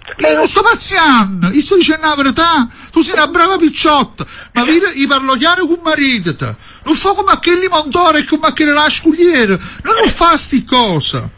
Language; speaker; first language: Italian; native; Italian